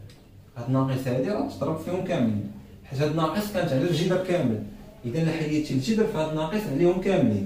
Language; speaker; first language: Arabic; native; Arabic